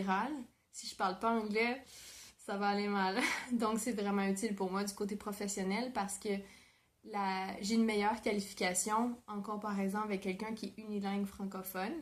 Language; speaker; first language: French; native; French